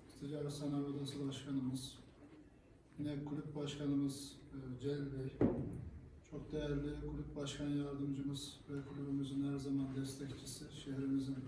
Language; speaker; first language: Turkish; native; Turkish